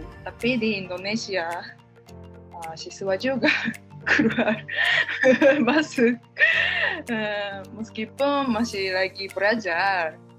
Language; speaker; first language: Indonesian; non-native, learner; Japanese